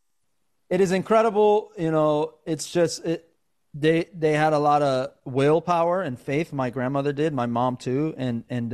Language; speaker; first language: English; native; English